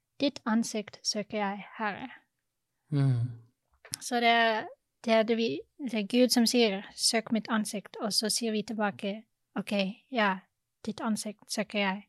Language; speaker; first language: Norwegian; non-native, fluent; English